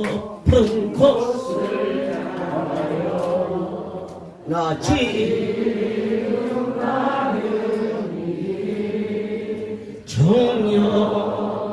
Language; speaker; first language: Korean; native; Korean